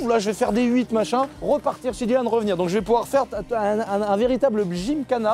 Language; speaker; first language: French; native; French